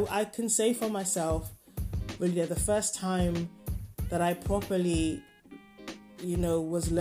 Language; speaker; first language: English; non-native, local second language; Yoruba